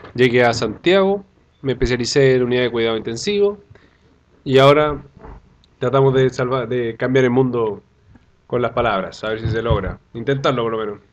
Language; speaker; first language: Spanish; native; Spanish